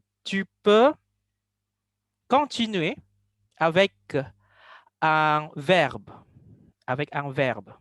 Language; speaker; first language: French; non-native, fluent; Indonesian